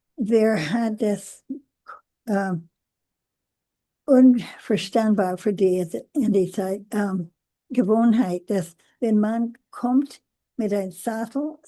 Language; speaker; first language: German; non-native, learner; English